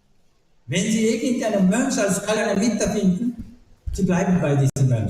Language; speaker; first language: German; non-native, learner; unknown